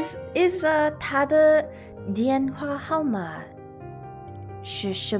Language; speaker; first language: Chinese; non-native, learner; English